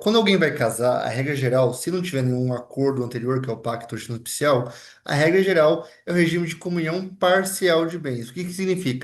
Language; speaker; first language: Portuguese; native; Portuguese